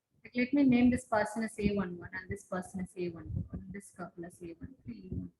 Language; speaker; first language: English; non-native, local second language; Tamil